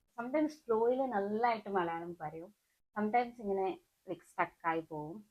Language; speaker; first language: Malayalam; non-native, learner; Tulu